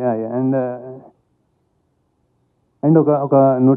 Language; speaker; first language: Telugu; native; Telugu